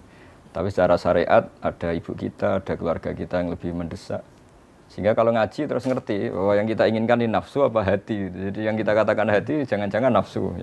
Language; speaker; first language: Indonesian; native; Indonesian